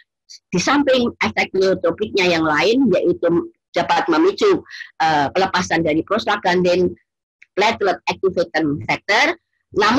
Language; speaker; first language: Indonesian; native; Indonesian